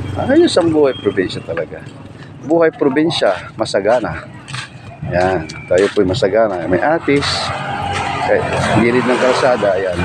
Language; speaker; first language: Filipino; non-native, local second language; Cebuano